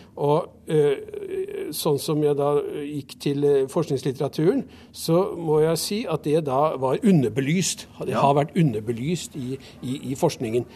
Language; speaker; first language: Norwegian; native; Norwegian